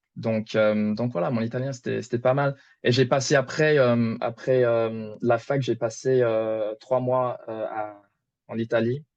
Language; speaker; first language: French; non-native, fluent; English